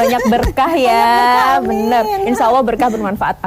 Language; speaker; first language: Indonesian; native; Indonesian